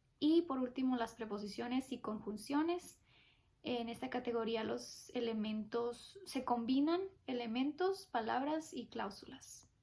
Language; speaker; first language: Spanish; early bilingual, heritage; Spanish